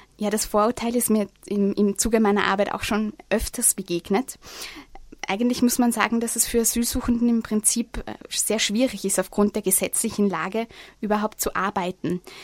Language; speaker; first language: German; native; German